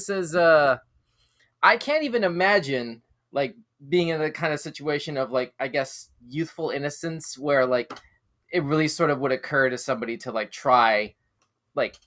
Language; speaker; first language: English; native; English